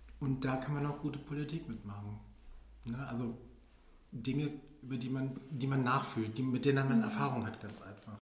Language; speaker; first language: German; early bilingual, other home language; Filipino